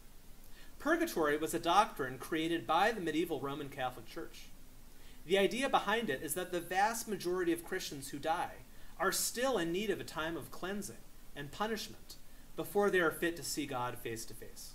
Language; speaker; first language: English; native; English